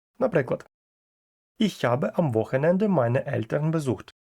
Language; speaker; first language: German; non-native, fluent; Ukrainian